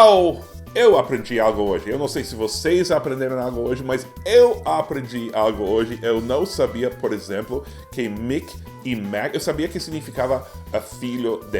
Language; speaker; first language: Portuguese; non-native, fluent; English